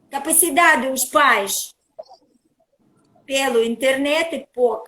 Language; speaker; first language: Portuguese; non-native, learner; Russian